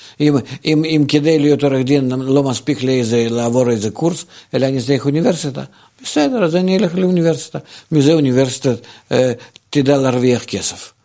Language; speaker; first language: Hebrew; non-native, fluent; Russian